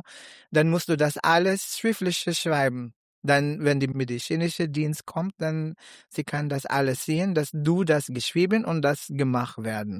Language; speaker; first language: German; non-native, learner; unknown